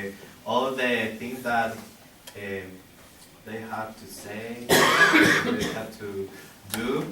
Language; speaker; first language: English; non-native, learner; Spanish